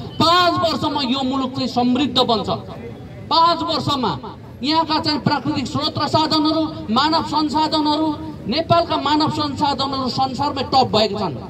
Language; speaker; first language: Nepali; non-native, local second language; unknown